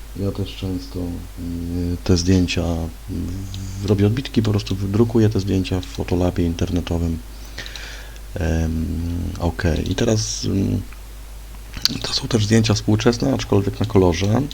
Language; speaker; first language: Polish; native; Polish